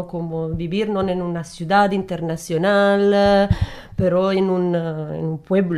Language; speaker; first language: Spanish; non-native, learner; Italian